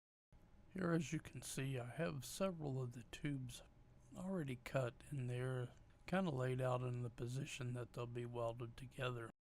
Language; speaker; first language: English; native; English